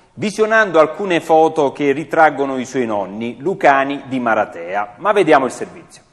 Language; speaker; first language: Italian; early bilingual, other home language; Spanish